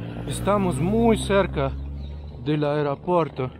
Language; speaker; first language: Spanish; non-native, fluent; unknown